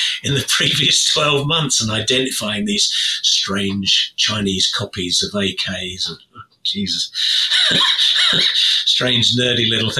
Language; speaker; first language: English; native; English